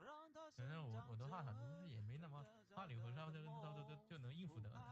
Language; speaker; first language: Chinese; native; Chinese